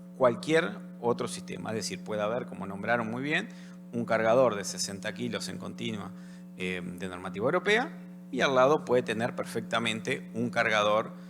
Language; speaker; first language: Spanish; native; Spanish